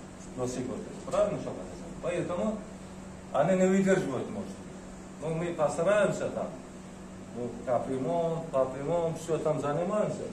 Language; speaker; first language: Russian; non-native, local second language; Uzbek